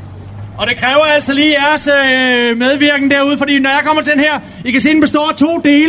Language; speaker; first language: Danish; native; Danish